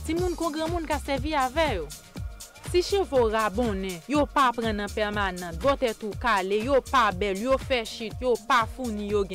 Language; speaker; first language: Haitian Creole; native; Haitian Creole